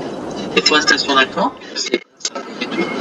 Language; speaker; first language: French; native; French